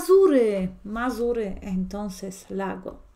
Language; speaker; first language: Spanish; non-native, fluent; Polish